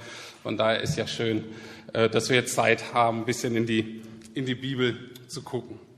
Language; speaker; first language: German; native; German